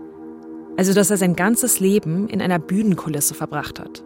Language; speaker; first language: German; native; German